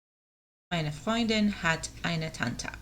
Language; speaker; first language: German; non-native, learner; English